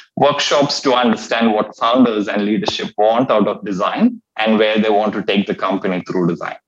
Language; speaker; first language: English; non-native, local second language; Malayalam